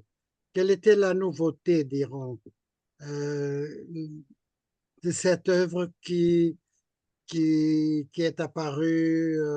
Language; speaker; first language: French; non-native, fluent; Portuguese